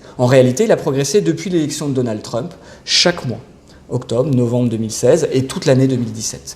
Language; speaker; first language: French; native; French